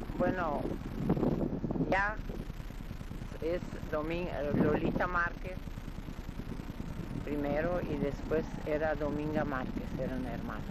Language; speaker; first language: Spanish; early bilingual, other home language; Russian